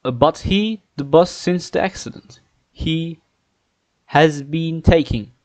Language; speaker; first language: English; non-native, fluent; Turkish